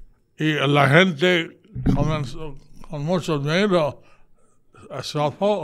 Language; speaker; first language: Spanish; non-native, learner; English